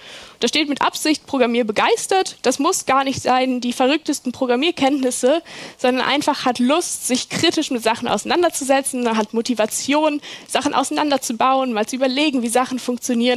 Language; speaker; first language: German; native; German